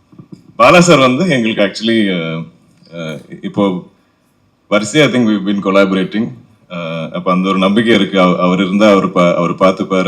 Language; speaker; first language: Tamil; non-native, local second language; Malayalam